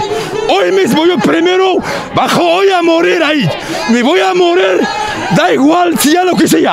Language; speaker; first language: Spanish; non-native, learner; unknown